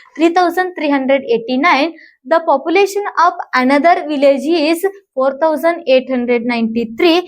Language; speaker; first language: English; non-native, local second language; Kannada